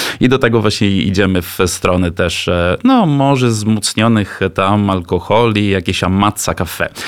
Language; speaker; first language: Polish; non-native, fluent; Italian